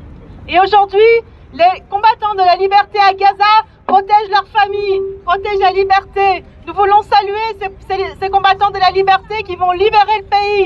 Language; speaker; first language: French; native; French